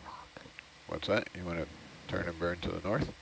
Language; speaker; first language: English; native; English